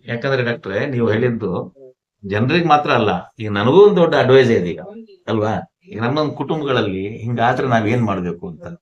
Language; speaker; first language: Kannada; native; Kannada